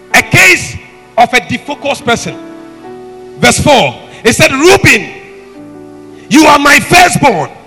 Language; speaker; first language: English; non-native, local second language; Ewe